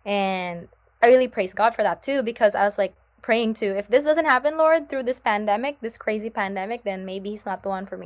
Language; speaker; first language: English; non-native, local second language; Filipino